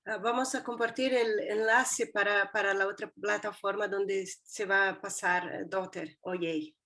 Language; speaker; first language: Spanish; non-native, fluent; Portuguese